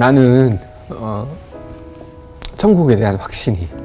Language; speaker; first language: Korean; native; Korean